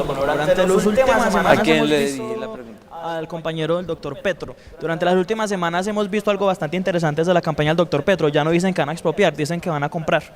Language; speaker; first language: Spanish; native; Spanish